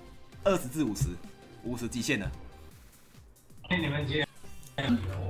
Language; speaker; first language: Chinese; native; Chinese